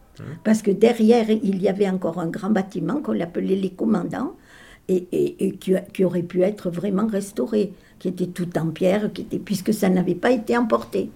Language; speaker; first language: French; native; French